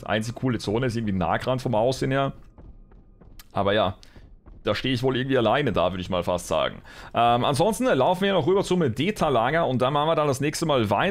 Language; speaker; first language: German; native; German